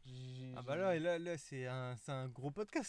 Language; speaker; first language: French; native; French